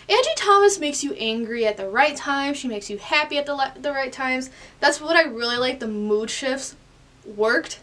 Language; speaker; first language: English; native; English